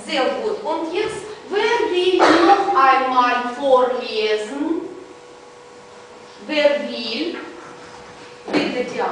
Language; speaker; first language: German; non-native, fluent; Russian